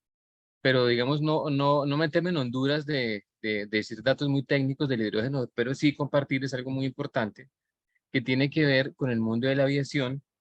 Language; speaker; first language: Spanish; native; Spanish